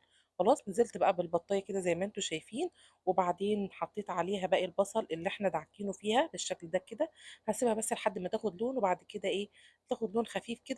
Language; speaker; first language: Arabic; native; Arabic